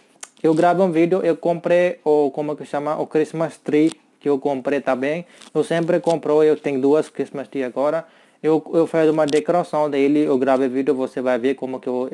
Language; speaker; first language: Portuguese; non-native, learner; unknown